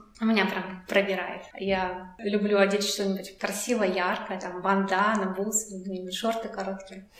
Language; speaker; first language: Russian; native; Russian